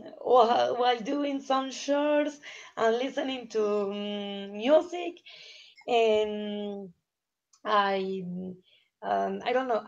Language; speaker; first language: English; non-native, learner; Spanish